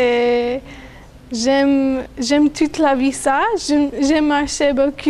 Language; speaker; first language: French; non-native, learner; English